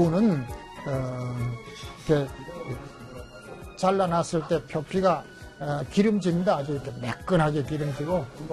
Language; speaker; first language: Korean; native; Korean